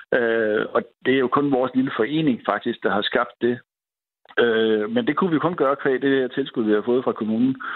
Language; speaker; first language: Danish; native; Danish